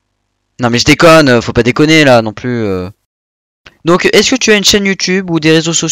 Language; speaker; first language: French; native; French